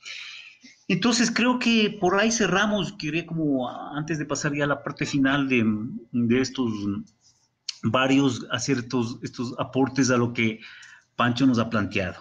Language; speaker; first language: Spanish; native; Spanish